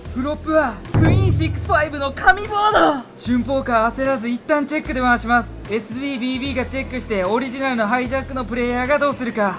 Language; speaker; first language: Japanese; native; Japanese